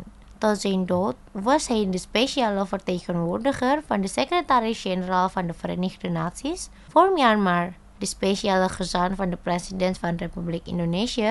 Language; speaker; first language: Dutch; non-native, fluent; Indonesian